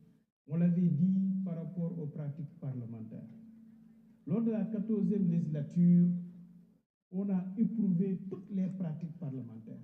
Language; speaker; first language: French; non-native, local second language; Wolof